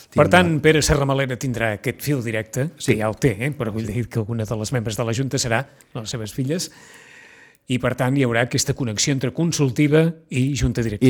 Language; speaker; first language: Catalan; native; Catalan